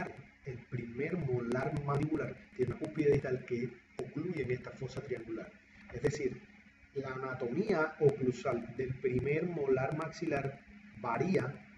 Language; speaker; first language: Spanish; native; Spanish